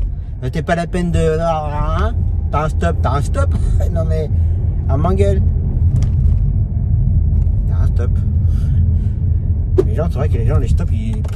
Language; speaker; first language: French; native; French